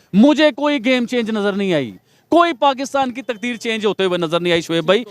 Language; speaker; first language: Urdu; non-native, local second language; Punjabi